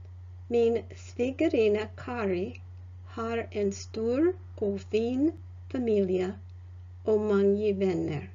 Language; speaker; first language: Norwegian; non-native, learner; English